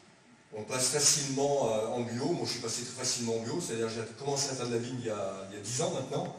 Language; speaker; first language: French; native; French